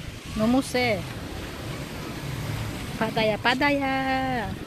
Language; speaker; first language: Korean; non-native, fluent; Filipino